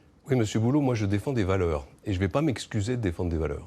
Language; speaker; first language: French; native; French